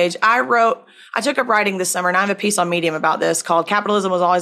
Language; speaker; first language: English; native; English